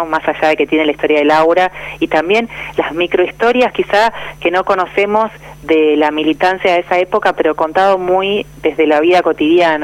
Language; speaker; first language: Spanish; native; Spanish